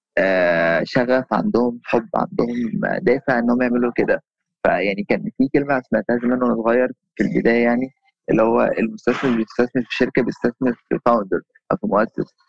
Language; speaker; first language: Arabic; native; Arabic